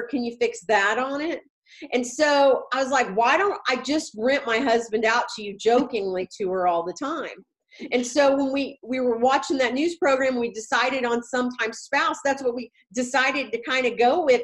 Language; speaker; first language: English; native; English